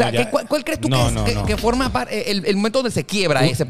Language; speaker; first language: Spanish; native; Spanish